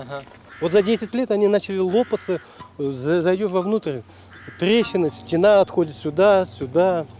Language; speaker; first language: Russian; native; Russian